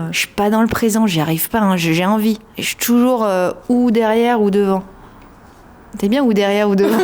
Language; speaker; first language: French; native; French